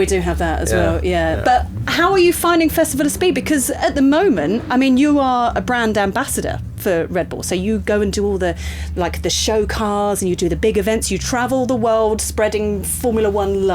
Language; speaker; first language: English; native; English